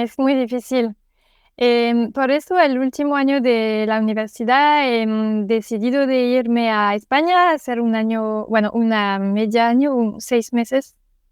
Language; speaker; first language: Spanish; non-native, fluent; French